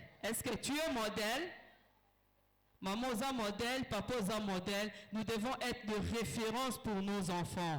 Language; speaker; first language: French; non-native, local second language; Lingala